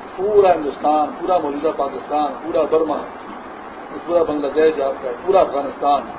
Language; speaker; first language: Urdu; non-native, local second language; Pashto